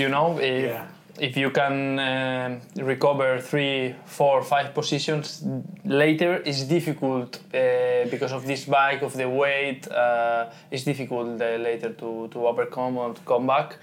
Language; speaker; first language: English; non-native, fluent; Spanish